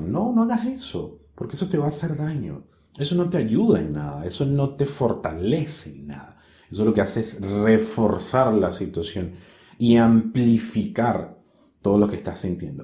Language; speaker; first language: Spanish; native; Spanish